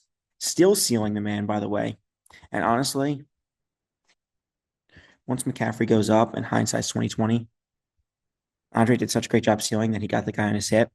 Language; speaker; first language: English; native; English